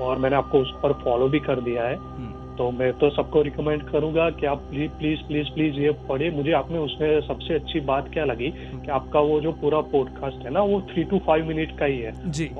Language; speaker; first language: Hindi; non-native, local second language; Gujarati